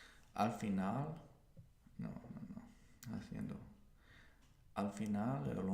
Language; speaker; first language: Spanish; non-native, learner; English